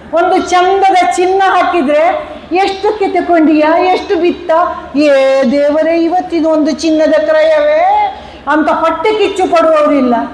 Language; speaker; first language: Kannada; non-native, local second language; Konkani